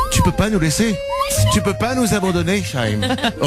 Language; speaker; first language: French; native; French